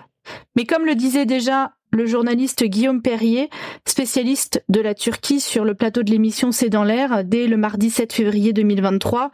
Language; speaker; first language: French; native; French